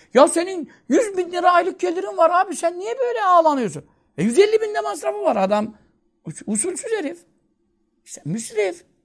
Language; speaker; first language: Turkish; native; Turkish